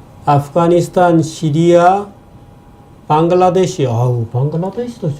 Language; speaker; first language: Korean; native; Korean